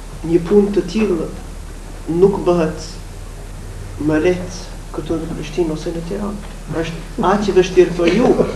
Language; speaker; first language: Albanian; non-native, fluent; English